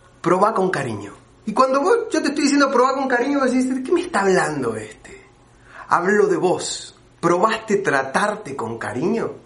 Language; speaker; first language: Spanish; native; Spanish